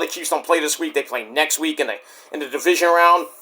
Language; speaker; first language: English; native; English